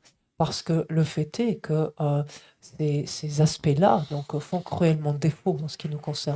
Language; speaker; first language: French; native; French